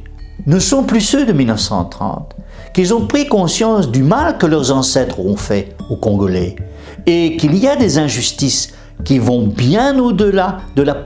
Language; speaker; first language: French; native; French